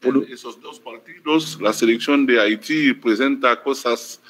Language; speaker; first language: Spanish; non-native, fluent; Haitian Creole